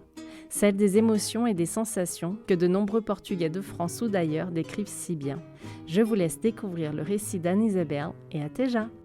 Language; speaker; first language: French; native; French